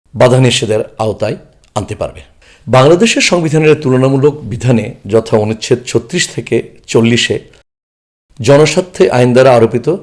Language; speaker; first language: Bangla; non-native, local second language; Chakma